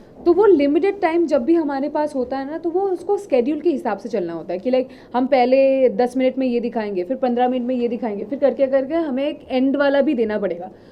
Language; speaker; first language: Hindi; non-native, local second language; Bangla